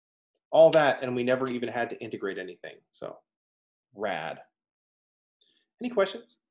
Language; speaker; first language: English; native; English